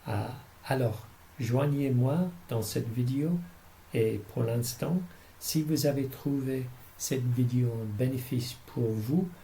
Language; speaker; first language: French; non-native, fluent; English